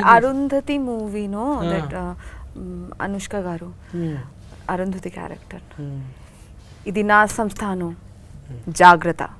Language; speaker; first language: Telugu; non-native, learner; Bangla